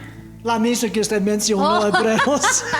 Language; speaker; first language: Spanish; non-native, fluent; English